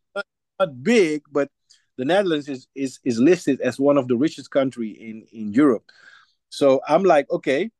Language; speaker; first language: English; non-native, fluent; Dutch